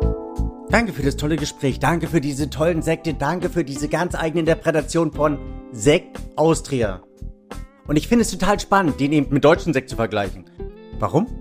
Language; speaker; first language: German; native; German